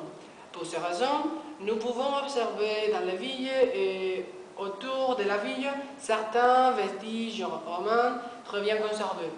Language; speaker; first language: French; non-native, learner; Spanish